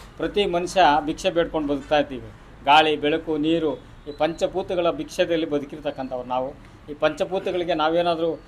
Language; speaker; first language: Kannada; native; Kannada